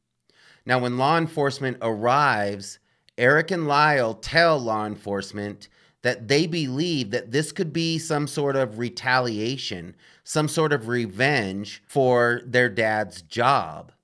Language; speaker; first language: English; native; English